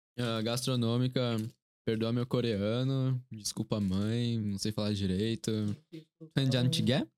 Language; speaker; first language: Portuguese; early bilingual, other home language; Korean